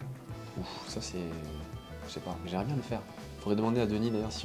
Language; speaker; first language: French; native; French